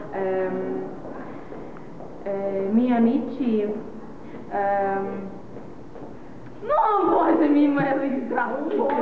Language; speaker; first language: Italian; non-native, learner; Ukrainian